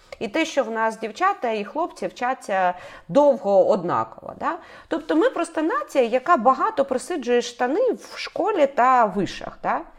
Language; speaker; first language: Ukrainian; native; Ukrainian